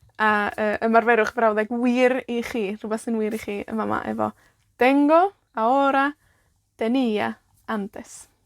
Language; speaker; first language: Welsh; native; Welsh